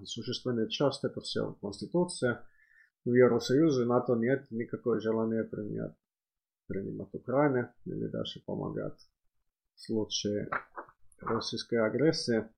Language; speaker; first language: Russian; non-native, fluent; Finnish